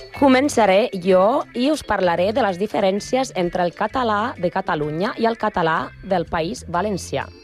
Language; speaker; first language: Catalan; non-native, learner; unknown